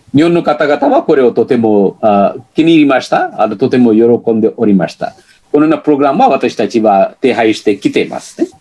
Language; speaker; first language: Japanese; non-native, fluent; Hindi